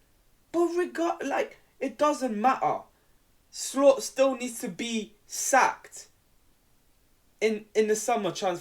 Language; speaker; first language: English; native; English